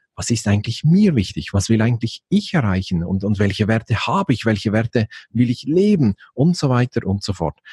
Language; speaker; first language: German; native; German